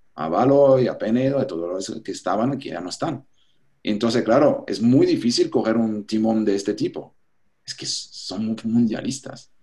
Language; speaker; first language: Spanish; non-native, fluent; French